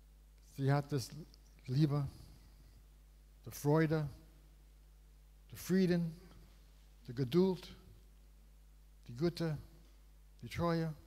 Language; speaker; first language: German; non-native, learner; English